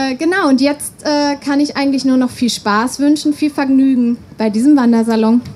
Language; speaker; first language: German; native; German